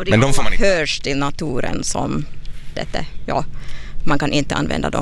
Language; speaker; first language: Swedish; non-native, fluent; Finnish